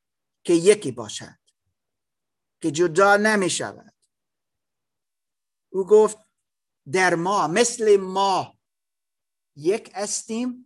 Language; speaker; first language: Persian; non-native, learner; German